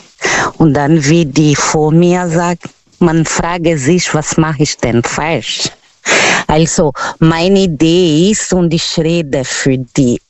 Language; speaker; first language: German; non-native, local second language; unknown